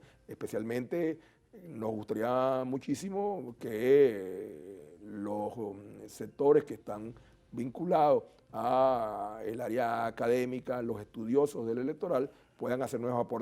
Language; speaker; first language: Spanish; native; Spanish